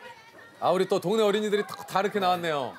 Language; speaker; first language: Korean; native; Korean